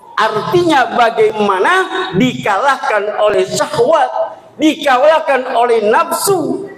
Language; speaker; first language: Indonesian; native; Indonesian